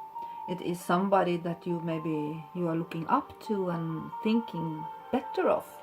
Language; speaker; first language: English; non-native, fluent; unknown